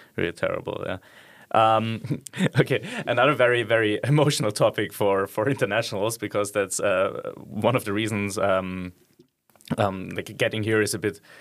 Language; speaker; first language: English; non-native, fluent; German